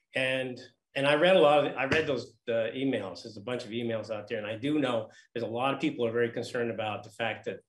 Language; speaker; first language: English; native; English